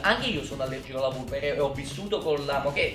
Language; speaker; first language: Italian; native; Italian